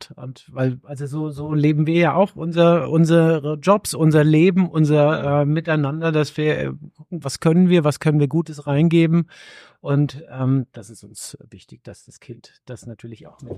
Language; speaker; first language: German; native; German